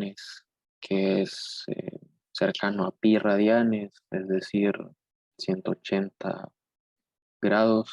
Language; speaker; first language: Spanish; native; Spanish